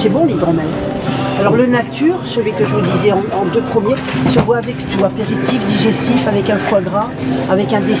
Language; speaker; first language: French; native; French